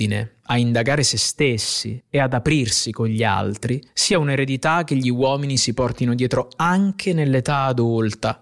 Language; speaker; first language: Italian; native; Italian